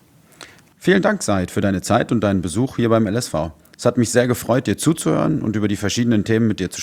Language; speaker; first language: German; native; German